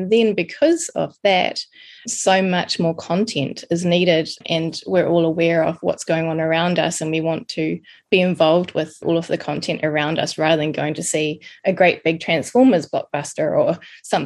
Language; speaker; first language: English; native; English